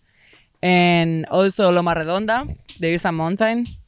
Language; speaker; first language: English; non-native, fluent; Spanish